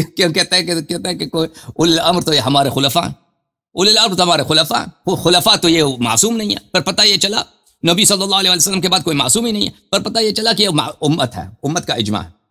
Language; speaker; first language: Urdu; non-native, fluent; Persian